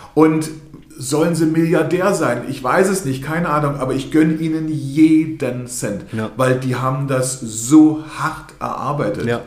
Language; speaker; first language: German; early bilingual, other home language; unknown